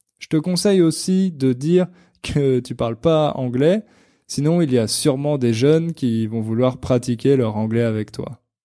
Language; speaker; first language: French; native; French